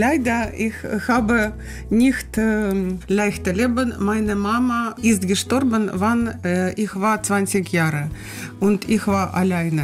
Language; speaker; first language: German; non-native, learner; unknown